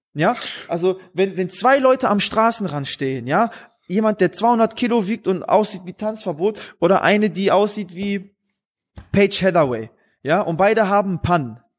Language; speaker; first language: German; native; German